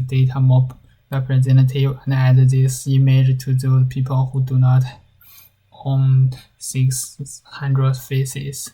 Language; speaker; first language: English; non-native, learner; Chinese